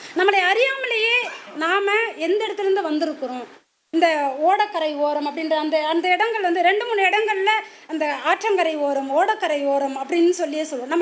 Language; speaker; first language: Tamil; native; Tamil